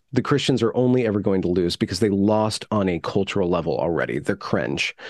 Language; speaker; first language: English; native; English